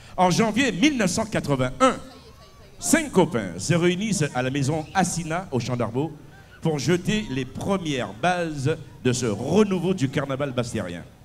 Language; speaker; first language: French; native; French